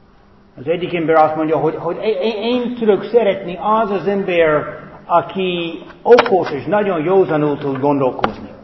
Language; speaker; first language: Hungarian; non-native, fluent; English